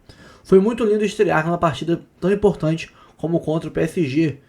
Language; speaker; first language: Portuguese; native; Portuguese